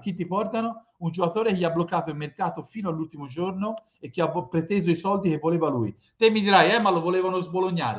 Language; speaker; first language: Italian; native; Italian